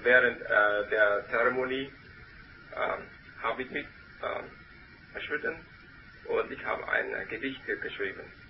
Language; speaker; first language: German; non-native, learner; Vietnamese